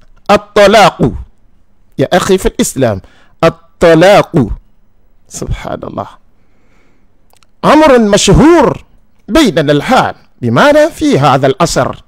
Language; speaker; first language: Arabic; non-native, learner; Yoruba